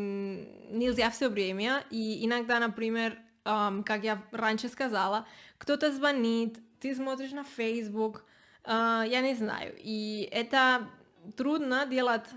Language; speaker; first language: Russian; non-native, learner; Spanish